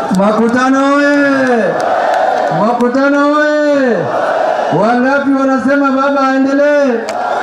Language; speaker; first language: Swahili; non-native, local second language; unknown